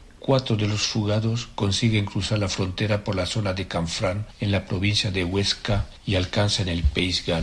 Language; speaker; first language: Spanish; native; Spanish